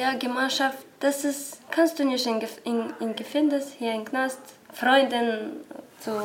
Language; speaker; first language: German; non-native, learner; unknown